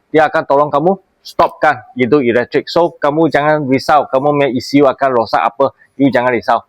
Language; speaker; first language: Malay; non-native, local second language; Chinese